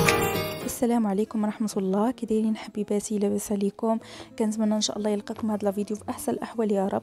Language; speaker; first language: Arabic; native; Arabic